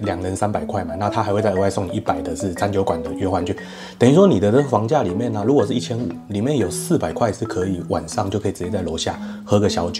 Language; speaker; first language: Chinese; native; Chinese